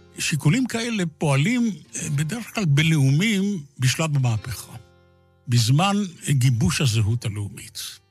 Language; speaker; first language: Hebrew; native; Hebrew